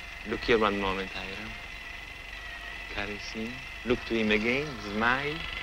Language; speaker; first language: English; non-native, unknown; Italian